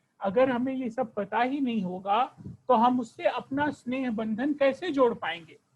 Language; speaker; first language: Hindi; non-native, local second language; Marathi